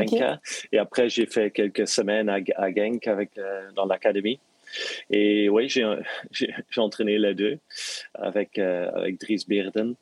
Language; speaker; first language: French; non-native, local second language; Dutch